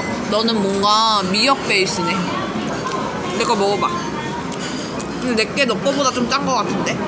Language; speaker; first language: Korean; native; Korean